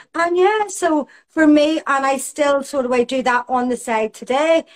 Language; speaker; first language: English; native; English